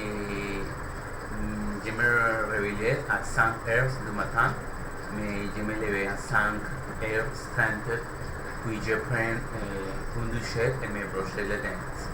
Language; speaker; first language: French; non-native, learner; Spanish